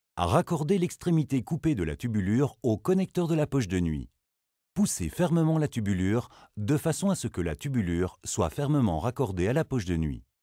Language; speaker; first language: French; native; French